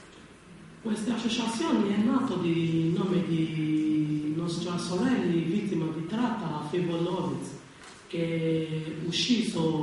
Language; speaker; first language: Italian; non-native, learner; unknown